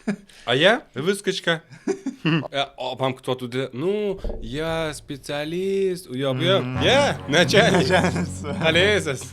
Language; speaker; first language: Russian; non-native, local second language; Uzbek